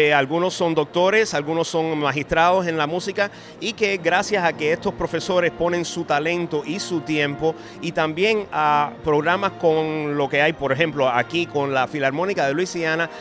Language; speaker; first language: Spanish; native; Spanish